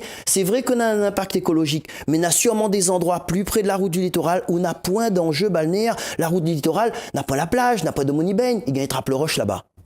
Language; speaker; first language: French; non-native, local second language; Réunion Creole French